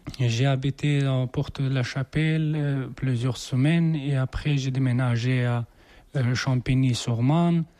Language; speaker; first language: French; non-native, learner; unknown